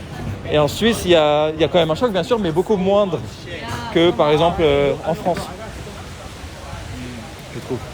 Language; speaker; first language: French; native; French